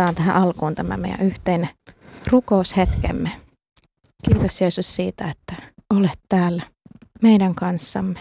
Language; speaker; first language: Finnish; native; Finnish